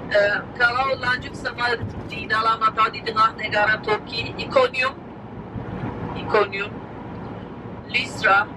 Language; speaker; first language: Indonesian; non-native, fluent; Turkish